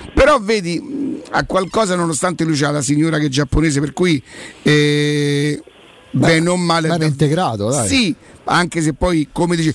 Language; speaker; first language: Italian; native; Italian